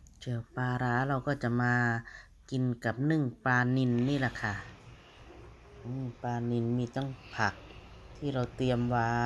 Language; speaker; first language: Thai; non-native, local second language; Lao